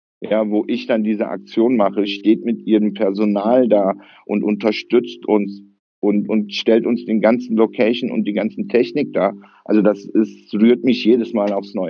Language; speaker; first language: German; early bilingual, other home language; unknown